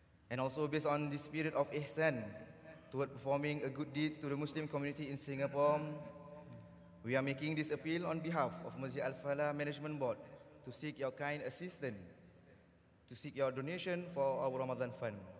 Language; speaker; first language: English; non-native, local second language; Malay